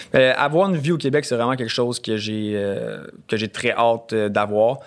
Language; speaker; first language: French; native; French